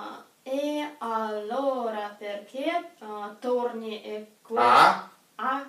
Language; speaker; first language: Italian; non-native, learner; Russian